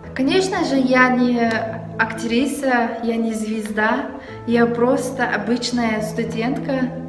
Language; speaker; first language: Russian; non-native, local second language; Uzbek